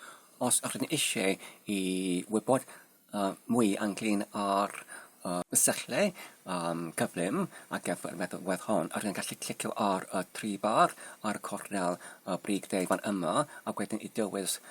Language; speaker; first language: Welsh; non-native, learner; Polish